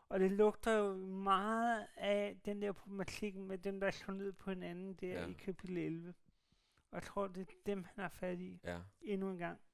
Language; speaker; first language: Danish; native; Danish